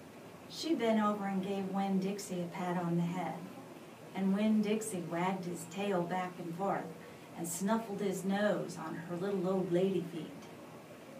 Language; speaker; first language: English; native; English